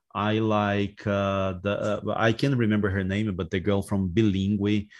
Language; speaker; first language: English; non-native, fluent; Portuguese